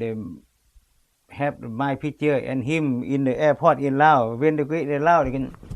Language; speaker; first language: English; non-native, learner; Lao